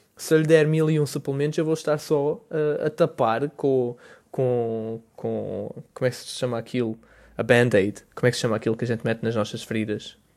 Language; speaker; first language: Portuguese; native; Portuguese